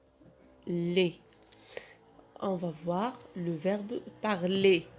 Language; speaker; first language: French; non-native, local second language; Arabic